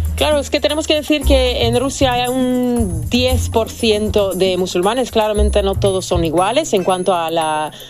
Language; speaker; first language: Spanish; non-native, fluent; Serbian